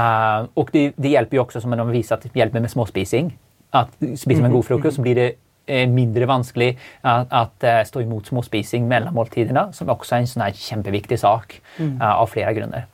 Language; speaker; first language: Swedish; native; Swedish